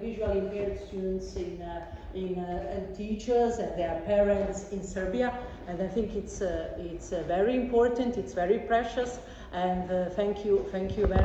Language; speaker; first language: English; non-native, fluent; Serbian